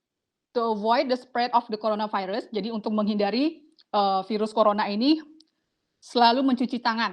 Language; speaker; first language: Indonesian; native; Indonesian